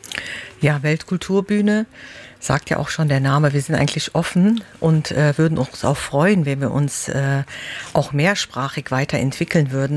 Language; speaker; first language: German; early bilingual, other home language; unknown